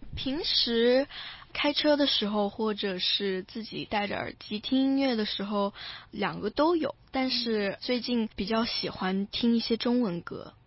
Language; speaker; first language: Chinese; early bilingual, heritage; Chinese